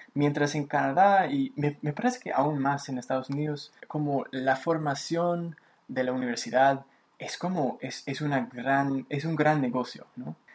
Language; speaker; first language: Spanish; native; Spanish